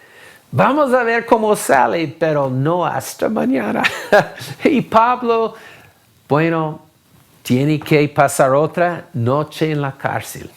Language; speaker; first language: Spanish; non-native, fluent; English